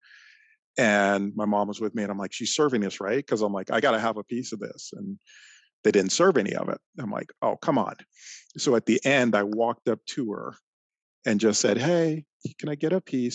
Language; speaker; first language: English; native; English